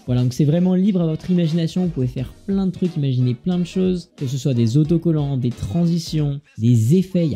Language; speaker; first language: French; native; French